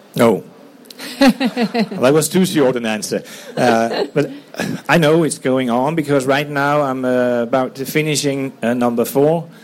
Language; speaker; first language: English; non-native, fluent; Danish